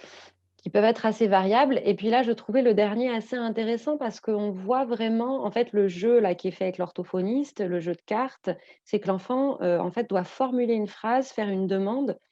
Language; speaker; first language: French; native; French